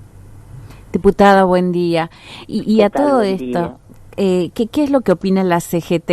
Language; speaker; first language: Spanish; native; Spanish